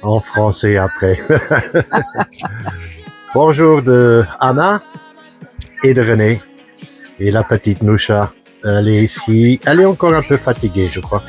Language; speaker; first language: French; non-native, fluent; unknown